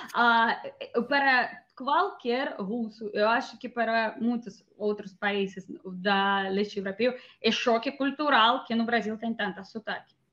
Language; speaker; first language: Portuguese; non-native, learner; Russian